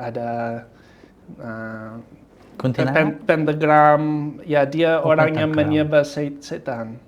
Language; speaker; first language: Indonesian; non-native, fluent; English